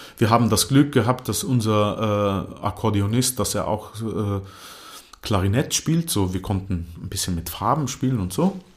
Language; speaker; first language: German; non-native, fluent; Croatian